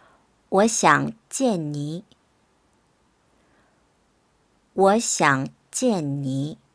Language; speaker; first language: Chinese; non-native, fluent; Korean